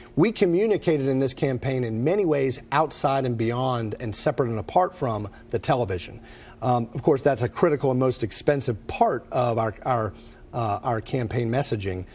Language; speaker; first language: English; native; English